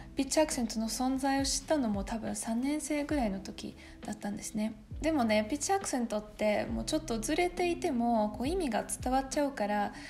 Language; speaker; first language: Japanese; non-native, fluent; Russian